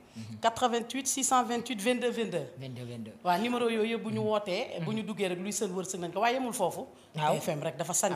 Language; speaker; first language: Wolof; native; Wolof